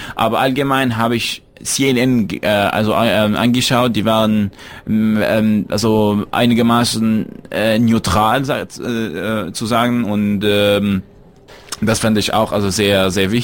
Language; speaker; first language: German; non-native, fluent; Arabic